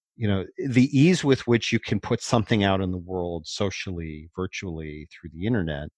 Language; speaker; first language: English; native; English